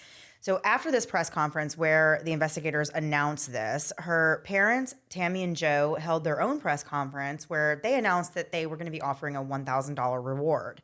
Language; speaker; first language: English; native; English